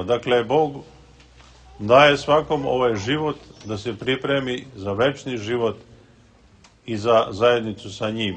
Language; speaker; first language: Serbian; native; Serbian